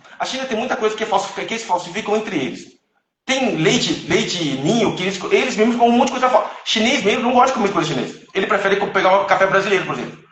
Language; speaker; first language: Portuguese; non-native, fluent; Chinese